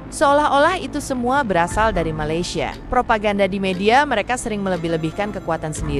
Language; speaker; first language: Indonesian; native; Indonesian